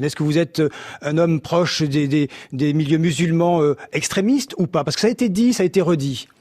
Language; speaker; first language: French; native; French